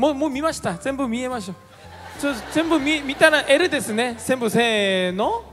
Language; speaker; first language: Japanese; non-native, fluent; Korean